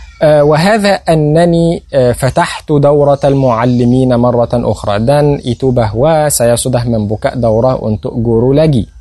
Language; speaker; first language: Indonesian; non-native, fluent; Arabic